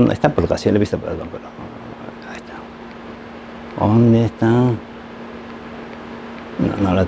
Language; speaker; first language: Spanish; native; Spanish